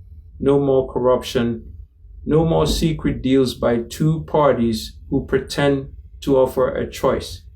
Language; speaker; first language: English; non-native, local second language; Akan